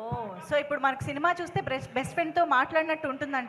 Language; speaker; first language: Telugu; native; Telugu